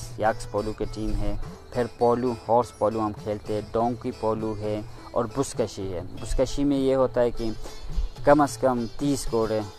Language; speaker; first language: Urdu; non-native, local second language; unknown